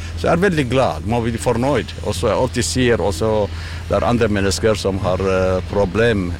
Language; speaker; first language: Norwegian; non-native, learner; Tigrinya